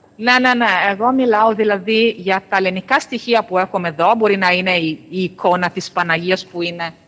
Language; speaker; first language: Greek; non-native, fluent; Italian